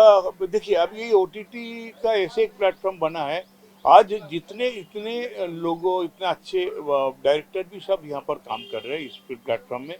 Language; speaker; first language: Hindi; non-native, local second language; Bangla